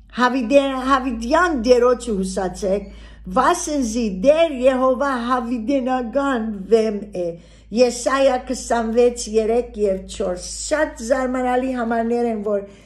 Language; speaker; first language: Armenian; early bilingual, heritage; Armenian